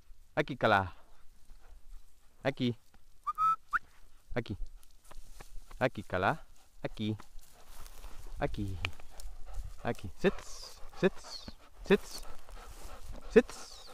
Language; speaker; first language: Spanish; native; Spanish